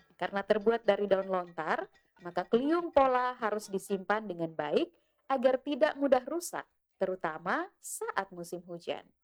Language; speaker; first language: Indonesian; native; Indonesian